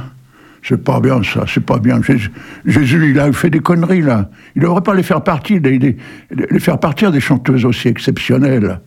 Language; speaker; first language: French; native; French